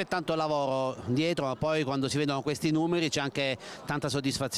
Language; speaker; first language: Italian; native; Italian